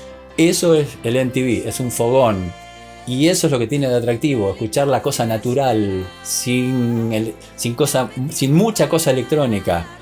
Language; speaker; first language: Spanish; native; Spanish